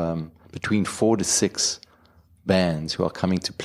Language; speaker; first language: English; native; English